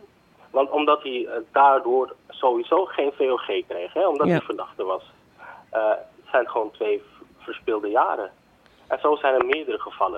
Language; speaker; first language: Dutch; native; Dutch